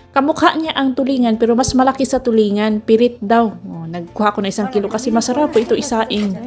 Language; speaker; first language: Filipino; non-native, local second language; Cebuano